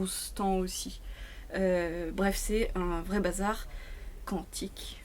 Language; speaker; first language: French; native; French